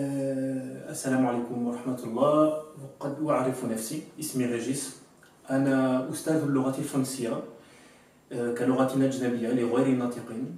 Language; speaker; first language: Arabic; non-native, fluent; French